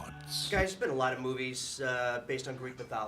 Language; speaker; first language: English; native; English